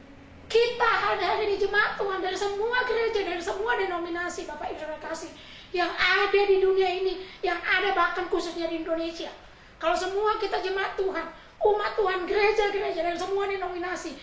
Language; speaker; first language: Indonesian; native; Indonesian